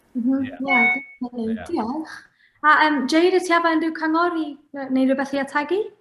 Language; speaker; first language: Welsh; native; Welsh